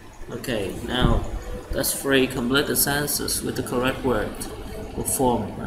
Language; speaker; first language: English; non-native, fluent; Vietnamese